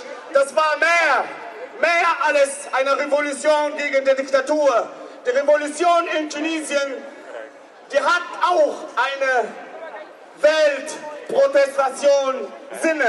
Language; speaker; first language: German; non-native, learner; Arabic